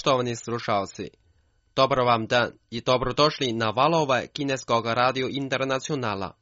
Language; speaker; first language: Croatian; non-native, fluent; Chinese